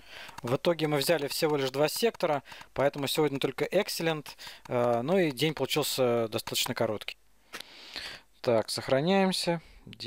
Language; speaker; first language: Russian; native; Russian